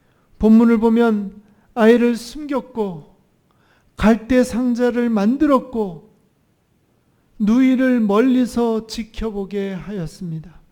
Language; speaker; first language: Korean; native; Korean